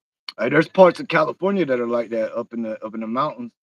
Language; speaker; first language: English; native; English